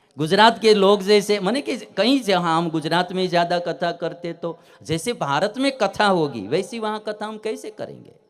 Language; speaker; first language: Hindi; non-native, local second language; Gujarati